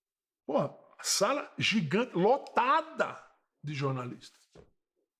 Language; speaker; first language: Portuguese; native; Portuguese